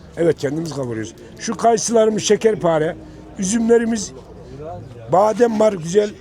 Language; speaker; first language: Turkish; native; Turkish